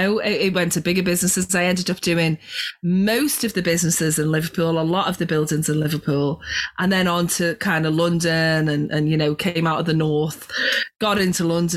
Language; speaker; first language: English; native; English